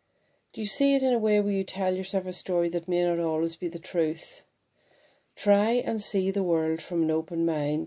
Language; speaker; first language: English; native; English